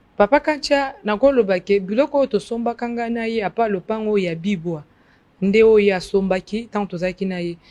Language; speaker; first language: Lingala; non-native, local second language; Luba-Lulua